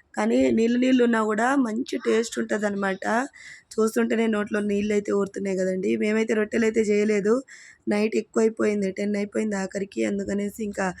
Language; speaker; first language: Telugu; native; Telugu